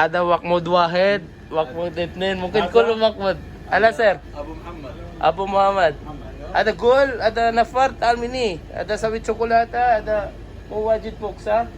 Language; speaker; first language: Arabic; non-native, learner; Filipino